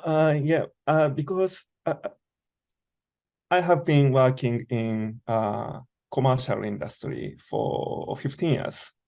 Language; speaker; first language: English; non-native, learner; Japanese